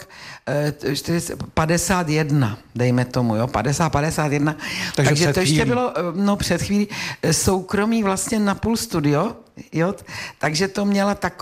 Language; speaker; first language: Czech; native; Czech